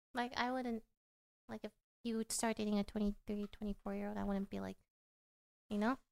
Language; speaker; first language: English; early bilingual, other home language; Korean